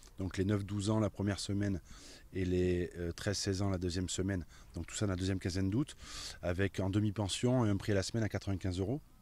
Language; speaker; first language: French; native; French